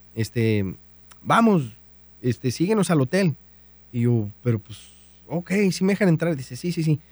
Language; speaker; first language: Spanish; native; Spanish